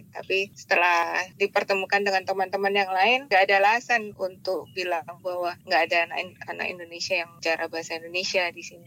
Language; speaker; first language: Indonesian; non-native, local second language; Javanese